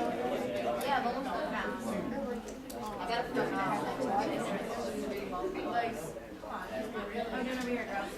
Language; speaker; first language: English; native; English